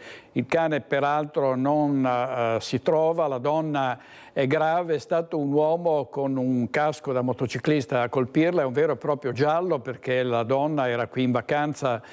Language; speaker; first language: Italian; native; Italian